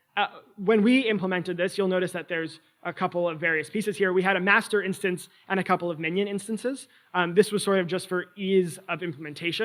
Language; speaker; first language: English; native; English